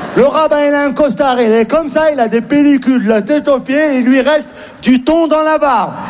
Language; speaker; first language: French; native; French